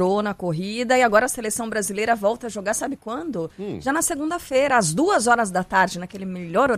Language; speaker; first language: Portuguese; native; Portuguese